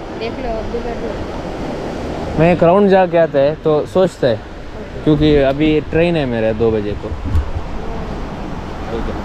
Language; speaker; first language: Hindi; non-native, local second language; Kannada